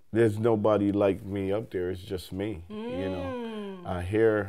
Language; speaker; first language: English; native; English